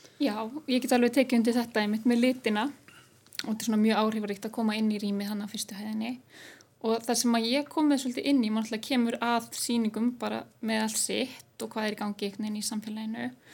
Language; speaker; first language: Icelandic; native; Icelandic